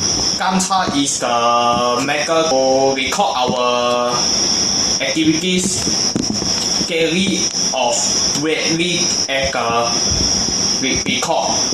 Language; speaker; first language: English; non-native, learner; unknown